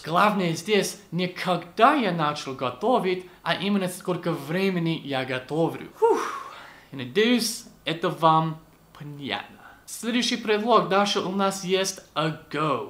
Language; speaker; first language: Russian; non-native, fluent; English